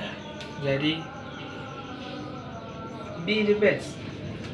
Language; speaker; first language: English; non-native, learner; Indonesian